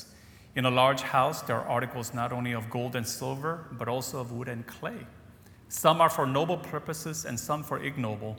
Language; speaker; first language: English; native; English